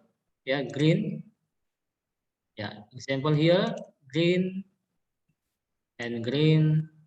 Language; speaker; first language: English; non-native, learner; Indonesian